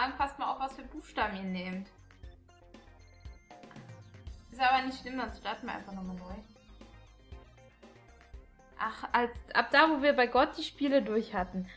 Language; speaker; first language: German; native; German